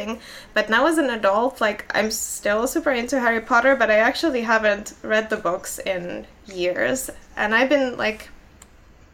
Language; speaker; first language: English; non-native, fluent; Finnish